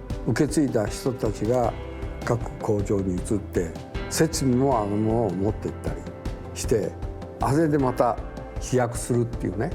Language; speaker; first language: Japanese; native; Japanese